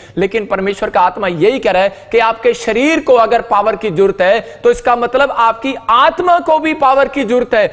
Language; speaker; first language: Hindi; non-native, local second language; Punjabi